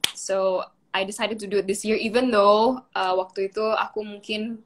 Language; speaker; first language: Indonesian; early bilingual, other home language; English